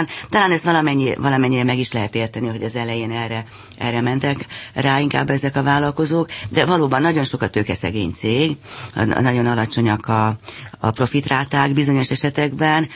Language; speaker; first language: Hungarian; native; Hungarian